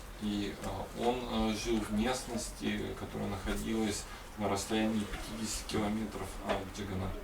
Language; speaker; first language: Russian; native; Russian